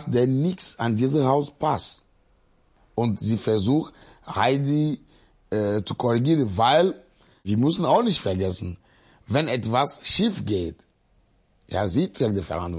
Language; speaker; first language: German; non-native, fluent; Ewe